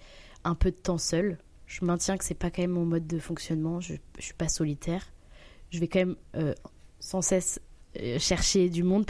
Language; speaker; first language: French; native; French